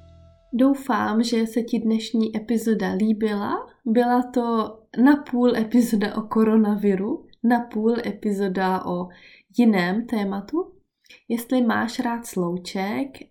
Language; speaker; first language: Czech; native; Czech